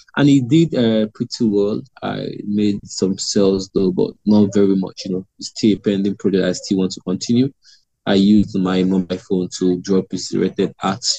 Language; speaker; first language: English; non-native, local second language; Igbo